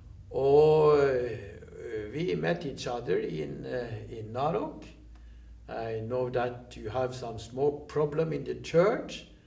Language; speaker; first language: English; non-native, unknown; Norwegian